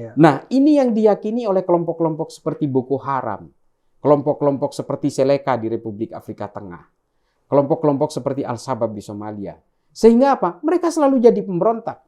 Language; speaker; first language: Indonesian; non-native, local second language; Madurese